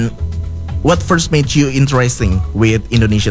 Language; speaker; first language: English; non-native, learner; Indonesian